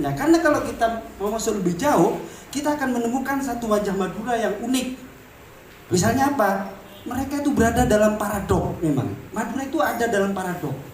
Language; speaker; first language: Indonesian; non-native, local second language; Madurese